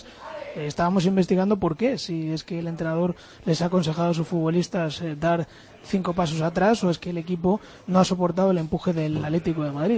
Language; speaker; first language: Spanish; native; Spanish